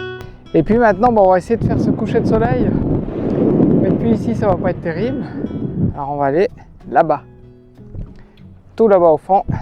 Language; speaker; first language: French; native; French